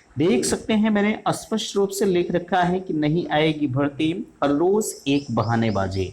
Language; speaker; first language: Hindi; native; Hindi